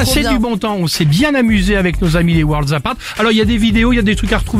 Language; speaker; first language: French; native; French